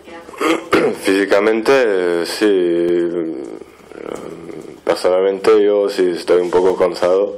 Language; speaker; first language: Spanish; non-native, fluent; French